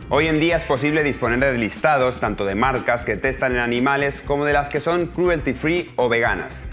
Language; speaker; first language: Spanish; native; Spanish